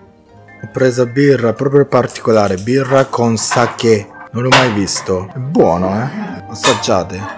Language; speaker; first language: Italian; non-native, learner; Japanese